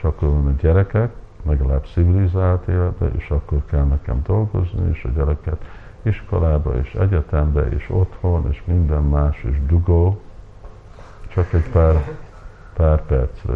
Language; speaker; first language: Hungarian; early bilingual, heritage; Hungarian